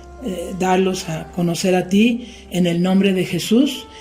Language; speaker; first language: Spanish; native; Spanish